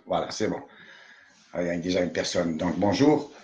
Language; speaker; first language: French; non-native, local second language; Arabic